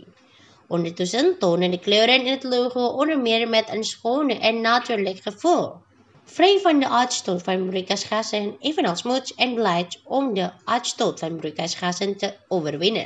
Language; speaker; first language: Dutch; non-native, local second language; Indonesian